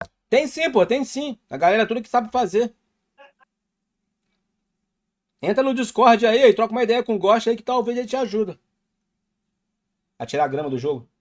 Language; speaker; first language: Portuguese; native; Portuguese